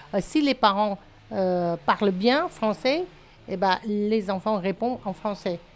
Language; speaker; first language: French; non-native, fluent; Vietnamese